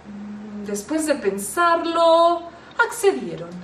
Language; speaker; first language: Spanish; native; Spanish